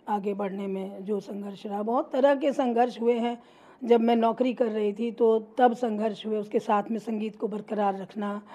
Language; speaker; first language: Hindi; native; Hindi